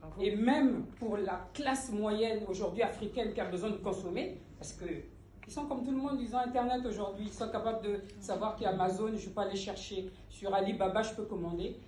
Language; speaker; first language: French; early bilingual, other home language; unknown